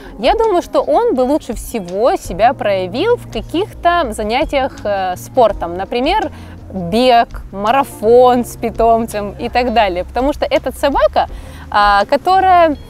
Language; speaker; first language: Russian; native; Russian